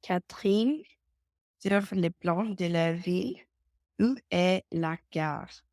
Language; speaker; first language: French; non-native, learner; English